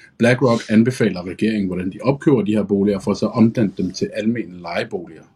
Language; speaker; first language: Danish; early bilingual, other home language; Arabic